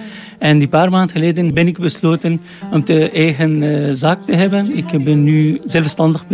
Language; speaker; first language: Dutch; non-native, learner; Arabic